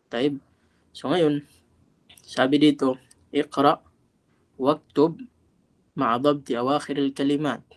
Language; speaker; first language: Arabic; non-native, fluent; Filipino